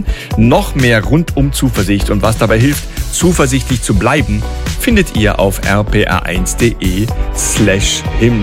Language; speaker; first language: German; native; German